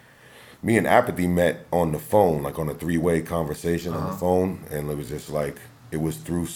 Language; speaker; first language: English; native; English